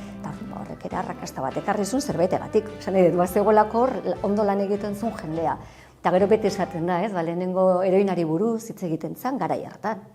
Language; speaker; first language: Basque; native; Basque